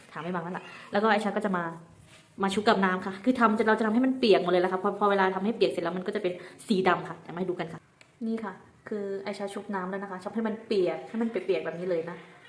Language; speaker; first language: Thai; native; Thai